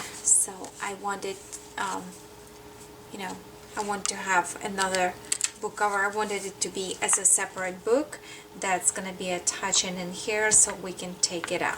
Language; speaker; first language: English; non-native, fluent; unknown